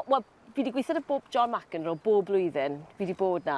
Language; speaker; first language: Welsh; native; Welsh